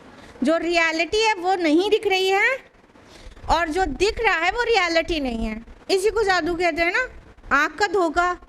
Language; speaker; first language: Urdu; native; Urdu